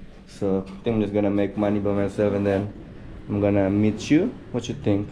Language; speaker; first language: English; non-native, learner; Indonesian